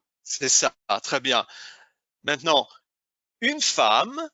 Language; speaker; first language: French; non-native, fluent; English